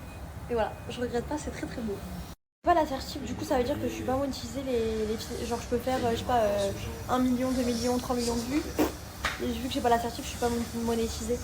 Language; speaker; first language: French; native; French